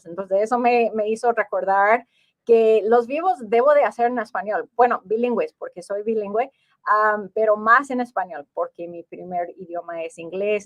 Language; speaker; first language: Spanish; early bilingual, heritage; English